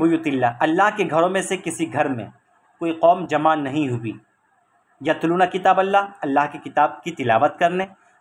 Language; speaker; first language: Urdu; native; Urdu